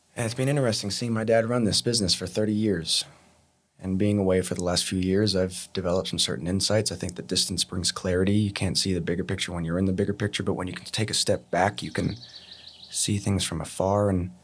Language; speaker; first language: English; native; English